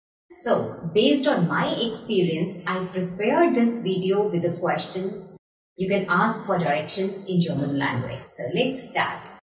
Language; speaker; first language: English; non-native, local second language; Hindi